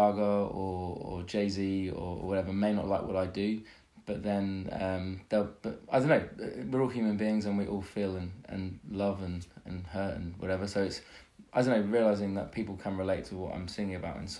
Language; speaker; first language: English; native; English